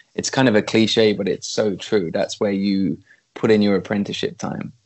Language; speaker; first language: English; native; English